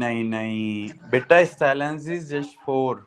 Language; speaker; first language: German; non-native, fluent; Hindi